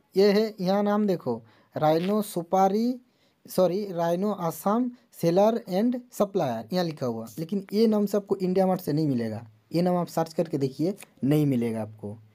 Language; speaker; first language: Hindi; non-native, local second language; Bangla